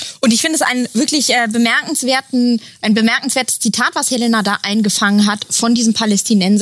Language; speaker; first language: German; native; German